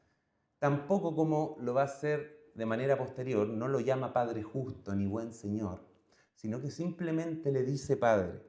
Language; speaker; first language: Spanish; native; Spanish